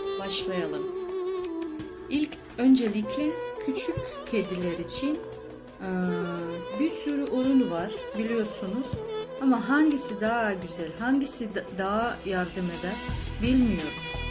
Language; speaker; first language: Turkish; non-native, learner; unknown